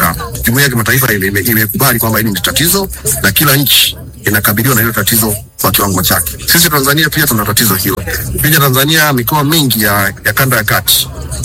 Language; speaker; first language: Swahili; native; Swahili